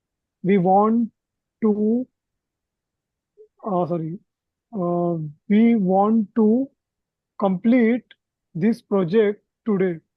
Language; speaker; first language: English; non-native, learner; Hindi